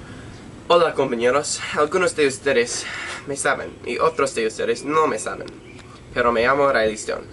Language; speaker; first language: Spanish; non-native, learner; English